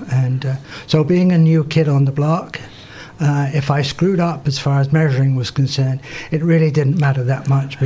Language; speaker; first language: English; native; English